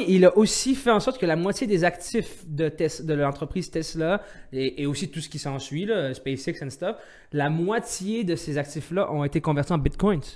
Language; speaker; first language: French; non-native, local second language; Arabic